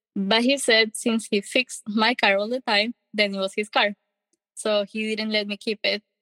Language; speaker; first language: English; non-native, fluent; Spanish